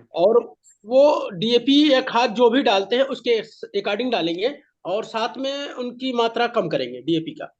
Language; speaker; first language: Hindi; native; Hindi